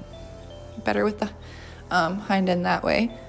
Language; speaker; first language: English; native; English